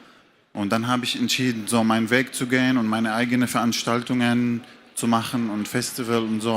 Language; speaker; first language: German; non-native, fluent; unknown